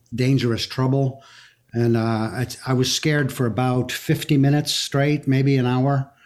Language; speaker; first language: English; early bilingual, other home language; French